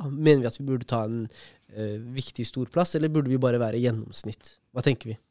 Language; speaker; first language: Norwegian; early bilingual, other home language; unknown